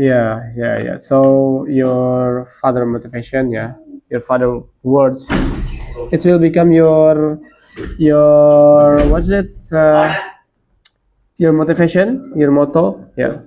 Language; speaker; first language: English; non-native, learner; Indonesian